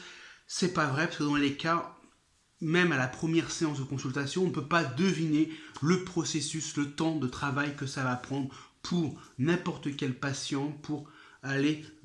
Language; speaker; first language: French; native; French